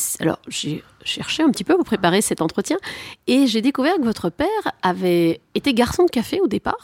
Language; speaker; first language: French; native; French